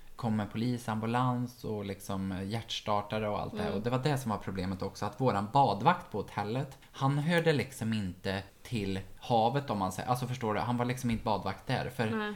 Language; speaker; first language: Swedish; native; Swedish